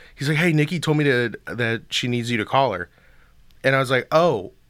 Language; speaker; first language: English; early bilingual, other home language; Filipino